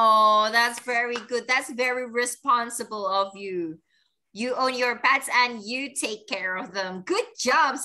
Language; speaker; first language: English; non-native, fluent; Indonesian